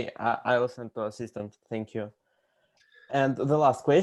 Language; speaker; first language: English; non-native, fluent; Russian